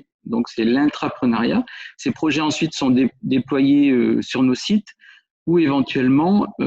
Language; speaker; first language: French; native; French